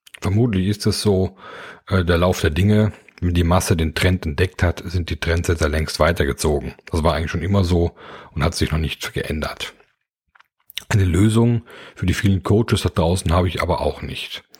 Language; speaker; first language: German; native; German